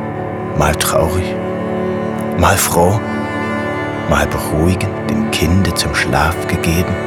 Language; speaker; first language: German; native; German